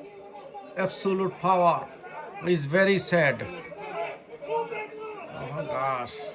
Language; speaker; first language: English; non-native, learner; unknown